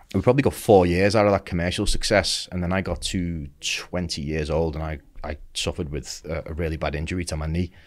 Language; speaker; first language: English; native; English